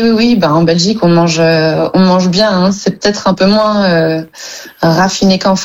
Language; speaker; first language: French; native; French